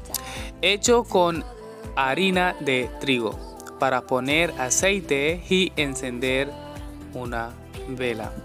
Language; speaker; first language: Spanish; non-native, learner; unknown